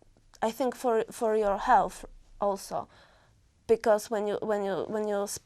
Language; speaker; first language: English; non-native, learner; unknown